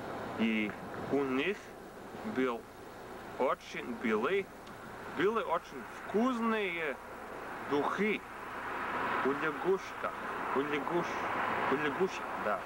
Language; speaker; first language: Russian; non-native, learner; English